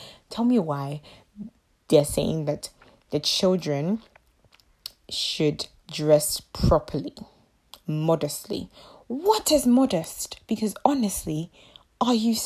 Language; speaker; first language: English; non-native, local second language; Akan